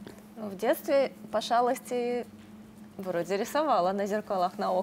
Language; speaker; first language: Russian; native; Russian